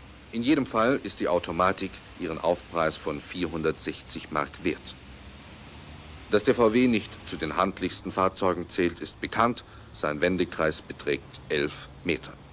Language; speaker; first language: German; native; German